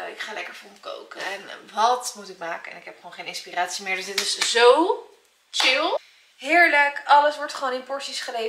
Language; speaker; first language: Dutch; native; Dutch